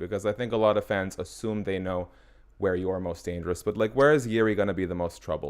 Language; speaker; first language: English; native; English